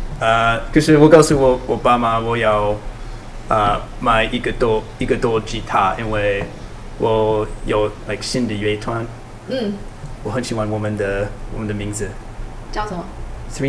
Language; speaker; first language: Chinese; non-native, learner; English